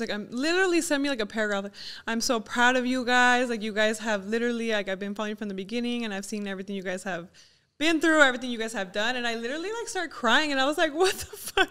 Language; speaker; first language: English; early bilingual, other home language; Spanish